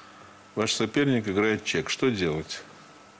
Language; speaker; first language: Russian; native; Russian